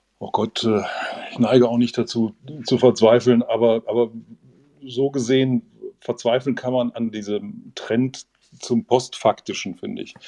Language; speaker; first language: German; native; German